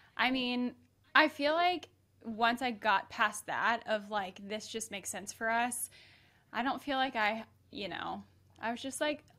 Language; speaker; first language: English; native; English